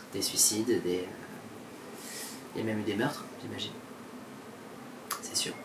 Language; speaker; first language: French; native; French